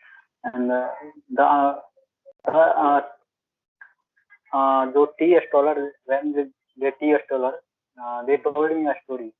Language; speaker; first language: English; non-native, learner; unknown